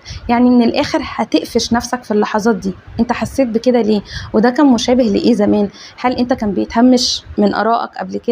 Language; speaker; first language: Arabic; native; Arabic